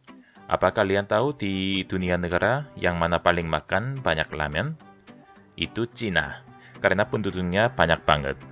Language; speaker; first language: Indonesian; non-native, fluent; Korean